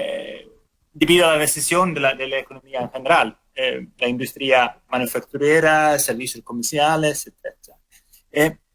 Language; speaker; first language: Spanish; non-native, fluent; Swedish